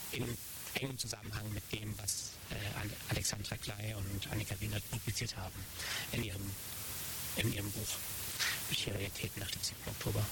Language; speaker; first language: German; native; German